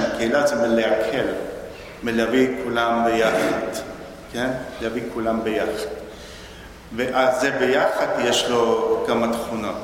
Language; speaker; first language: Hebrew; non-native, fluent; Spanish